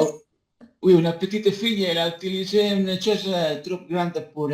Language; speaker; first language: French; non-native, learner; Spanish